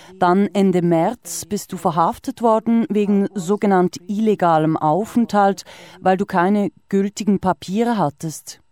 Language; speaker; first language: German; native; German